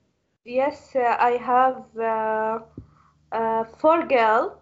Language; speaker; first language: English; non-native, learner; Arabic